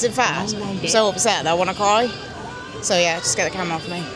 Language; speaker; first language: English; native; English